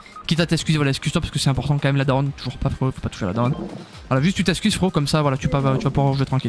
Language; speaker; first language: French; native; French